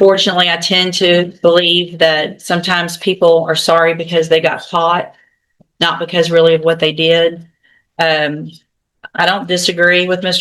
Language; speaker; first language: English; native; English